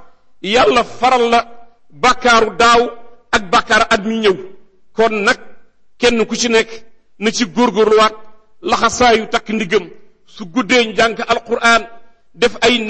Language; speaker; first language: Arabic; non-native, fluent; Wolof